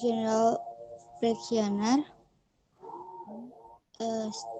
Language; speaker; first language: English; non-native, learner; Indonesian